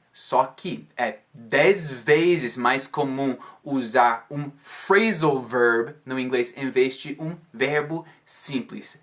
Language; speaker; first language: Portuguese; non-native, fluent; English